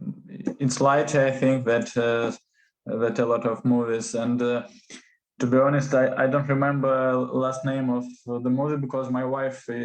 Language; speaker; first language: English; non-native, learner; Russian